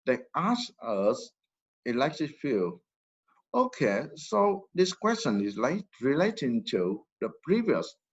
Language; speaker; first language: English; non-native, fluent; Vietnamese